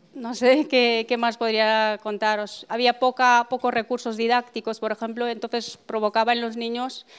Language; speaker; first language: Spanish; non-native, fluent; Romanian